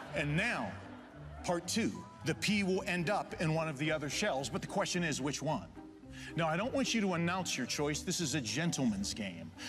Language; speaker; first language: English; native; English